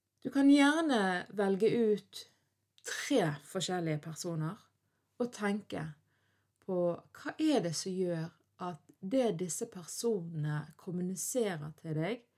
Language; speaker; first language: Norwegian; early bilingual, other home language; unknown